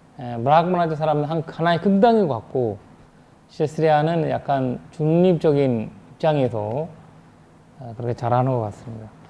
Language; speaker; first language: Korean; non-native, fluent; Sinhala